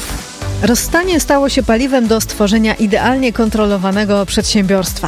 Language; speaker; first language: Polish; native; Polish